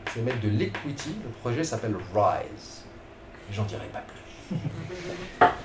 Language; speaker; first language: French; non-native, local second language; Arabic